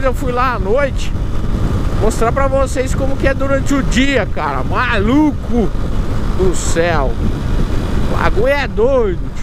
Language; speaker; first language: Portuguese; native; Portuguese